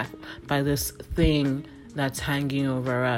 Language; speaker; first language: English; non-native, local second language; Akan